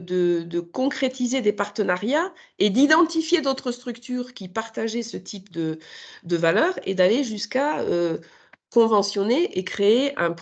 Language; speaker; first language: French; native; French